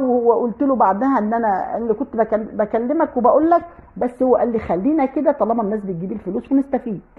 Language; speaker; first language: Arabic; native; Arabic